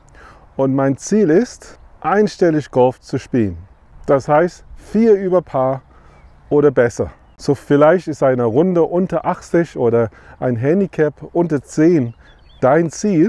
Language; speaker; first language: German; non-native, fluent; English